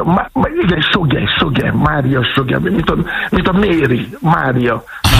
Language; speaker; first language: Hungarian; non-native, fluent; Yoruba